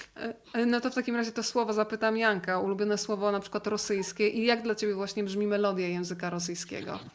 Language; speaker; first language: Polish; native; Polish